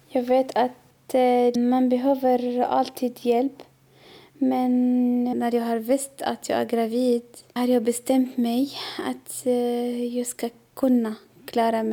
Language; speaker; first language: Swedish; non-native, learner; Arabic